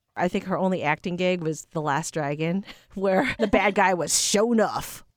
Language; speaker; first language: English; early bilingual, other home language; Filipino